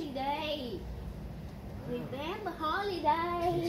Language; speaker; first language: English; non-native, learner; Vietnamese